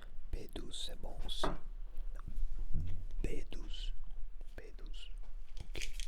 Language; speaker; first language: French; non-native, learner; Spanish